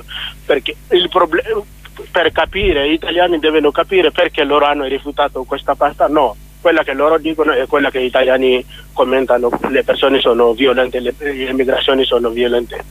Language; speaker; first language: Italian; non-native, learner; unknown